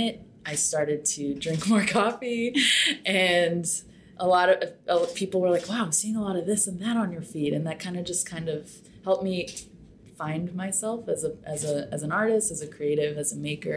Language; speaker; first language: English; native; English